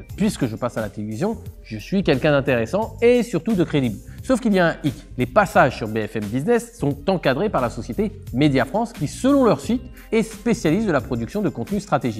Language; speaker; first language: French; native; French